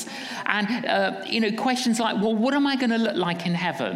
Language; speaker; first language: English; native; English